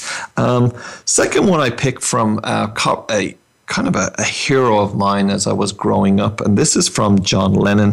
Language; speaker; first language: English; native; English